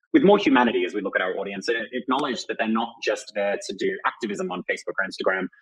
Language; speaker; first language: English; native; English